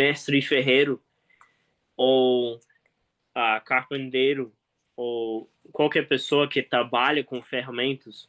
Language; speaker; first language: Portuguese; non-native, fluent; English